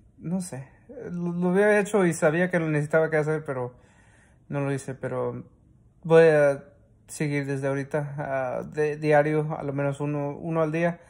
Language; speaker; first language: Spanish; early bilingual, heritage; Spanish